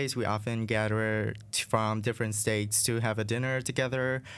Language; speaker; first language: English; non-native, fluent; Vietnamese